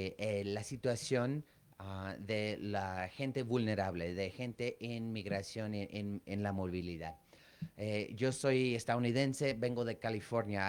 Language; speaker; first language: Spanish; non-native, fluent; English